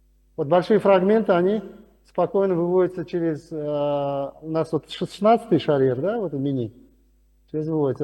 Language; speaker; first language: Russian; non-native, local second language; Uzbek